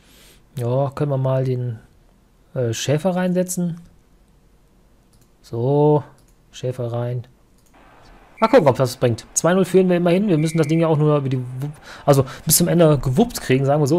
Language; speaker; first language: German; native; German